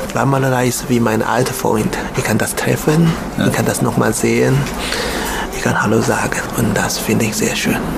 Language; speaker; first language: German; non-native, learner; Chinese